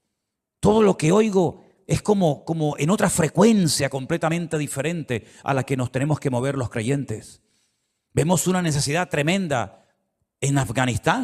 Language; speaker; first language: Spanish; native; Spanish